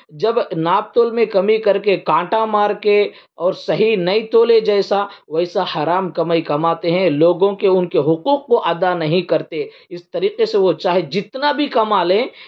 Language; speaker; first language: Urdu; native; Urdu